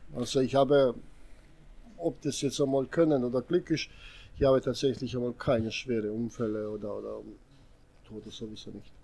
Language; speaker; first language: German; non-native, fluent; Serbian